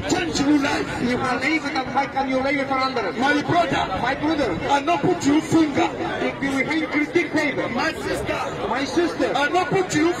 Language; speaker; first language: English; non-native, learner; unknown